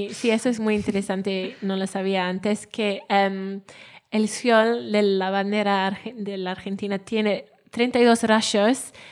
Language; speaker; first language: Spanish; non-native, fluent; Welsh